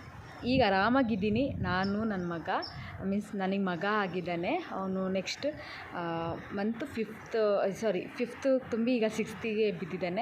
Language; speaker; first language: Kannada; native; Kannada